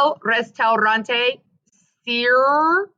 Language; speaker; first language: Spanish; non-native, fluent; English